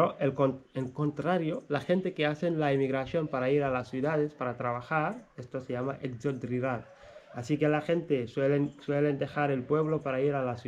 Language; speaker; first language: Spanish; non-native, fluent; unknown